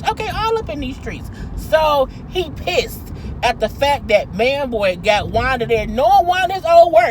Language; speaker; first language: English; native; English